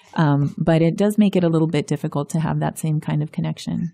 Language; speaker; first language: English; early bilingual, other home language; Spanish